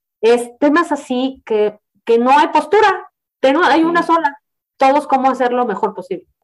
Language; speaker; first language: Spanish; native; Spanish